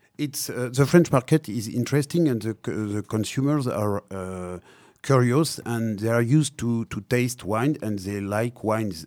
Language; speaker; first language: English; non-native, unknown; French